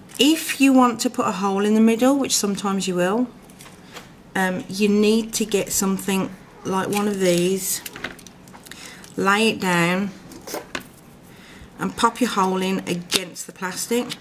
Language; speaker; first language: English; native; English